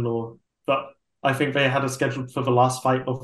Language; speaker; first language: English; native; English